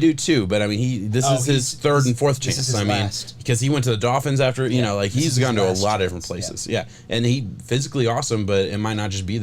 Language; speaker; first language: English; native; English